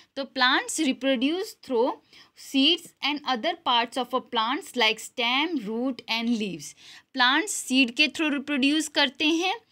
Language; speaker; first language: Hindi; non-native, local second language; Gujarati